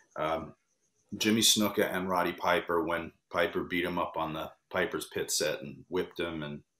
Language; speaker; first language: English; native; English